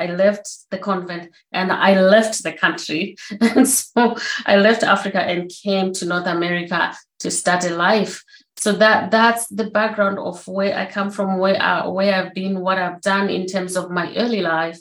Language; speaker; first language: English; non-native, local second language; Shona